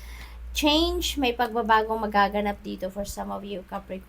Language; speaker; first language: Filipino; native; Filipino